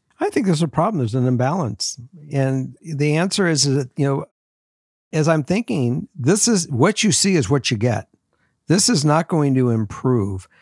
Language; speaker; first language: English; native; English